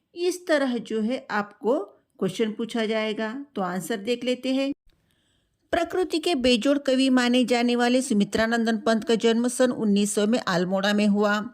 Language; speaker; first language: Hindi; non-native, local second language; Telugu